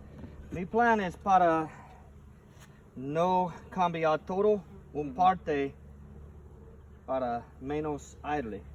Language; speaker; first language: Spanish; non-native, learner; English